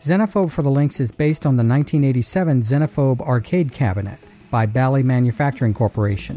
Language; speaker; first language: English; native; English